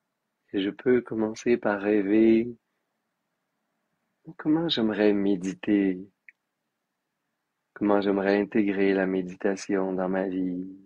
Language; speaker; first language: French; native; French